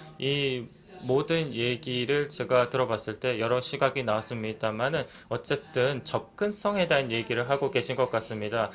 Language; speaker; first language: Korean; native; Korean